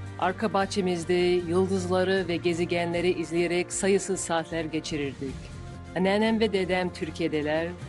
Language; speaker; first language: Turkish; early bilingual, heritage; English